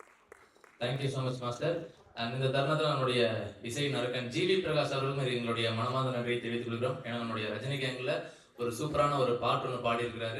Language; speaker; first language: Tamil; native; Tamil